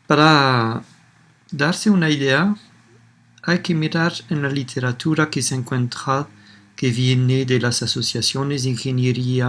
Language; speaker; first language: Spanish; non-native, fluent; French